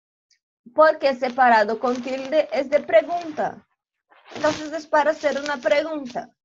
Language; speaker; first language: Spanish; non-native, fluent; Portuguese